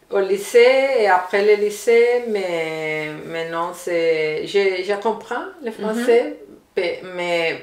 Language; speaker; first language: French; non-native, learner; Spanish